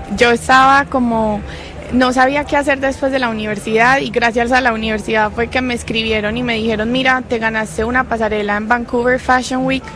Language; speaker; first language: Spanish; native; Spanish